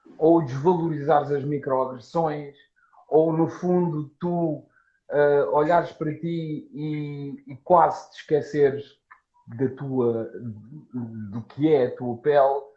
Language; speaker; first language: Portuguese; early bilingual, other home language; Kabuverdianu